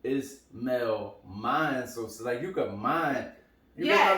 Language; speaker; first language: English; native; English